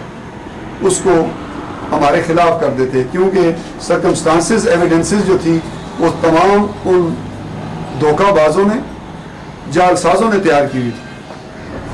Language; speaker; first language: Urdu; non-native, local second language; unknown